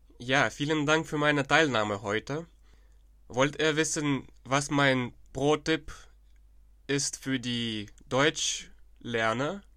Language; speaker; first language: German; non-native, fluent; Ukrainian